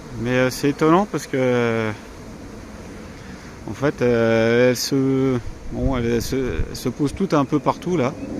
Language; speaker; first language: French; native; French